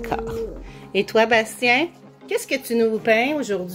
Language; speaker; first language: French; native; French